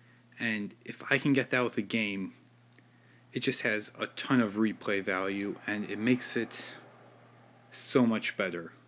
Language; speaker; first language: English; native; English